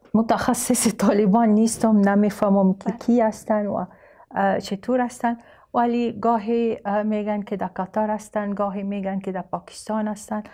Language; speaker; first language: Persian; non-native, learner; Arabic